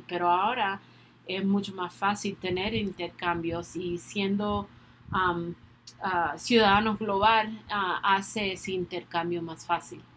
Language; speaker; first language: Spanish; early bilingual, other home language; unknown